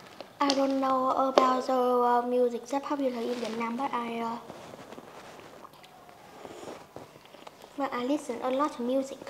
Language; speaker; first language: English; non-native, learner; Vietnamese